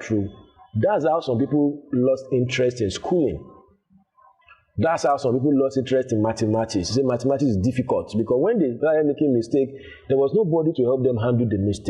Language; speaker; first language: English; non-native, local second language; Yoruba